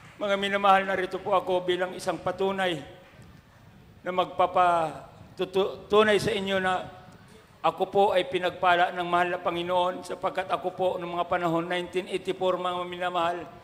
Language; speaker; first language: Filipino; native; Filipino